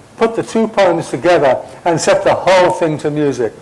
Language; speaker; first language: English; native; English